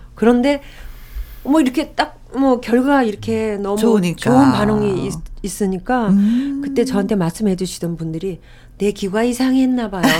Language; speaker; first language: Korean; native; Korean